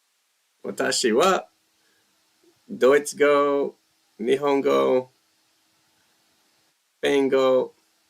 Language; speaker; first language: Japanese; non-native, learner; English